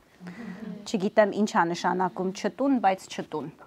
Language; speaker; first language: Armenian; early bilingual, heritage; Armenian